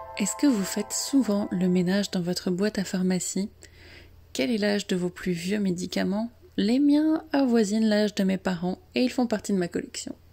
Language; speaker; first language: French; native; French